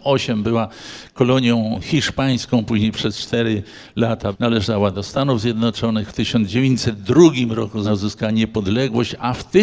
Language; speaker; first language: Polish; native; Polish